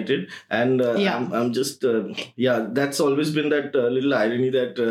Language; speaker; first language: English; non-native, local second language; Bangla